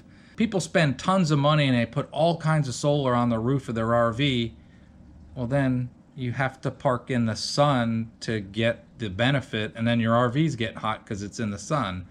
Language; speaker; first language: English; native; English